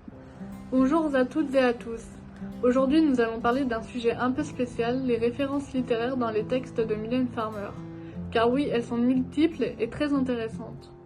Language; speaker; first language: French; native; French